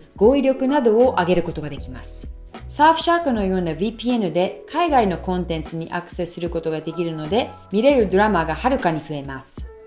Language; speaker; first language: Japanese; non-native, fluent; English